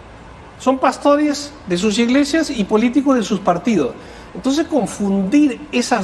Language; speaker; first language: Spanish; native; Spanish